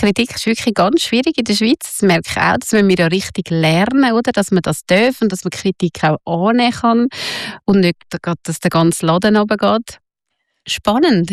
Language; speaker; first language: German; native; German